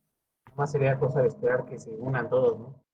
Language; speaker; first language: Spanish; native; Spanish